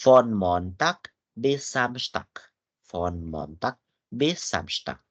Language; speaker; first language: German; non-native, fluent; Indonesian